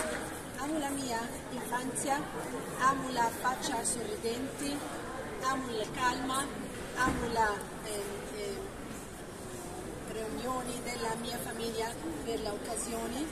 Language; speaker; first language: Italian; non-native, learner; Arabic